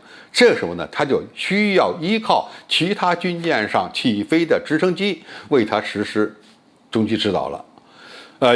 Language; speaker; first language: Chinese; native; Chinese